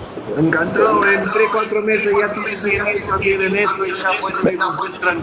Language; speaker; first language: Spanish; non-native, learner; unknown